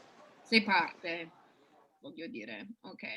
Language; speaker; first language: Italian; non-native, fluent; English